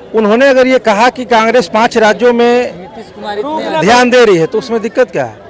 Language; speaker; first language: Hindi; native; Hindi